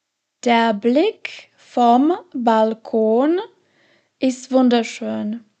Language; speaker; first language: German; non-native, fluent; Slovak